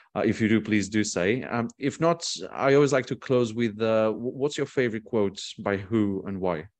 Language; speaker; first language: English; non-native, fluent; Portuguese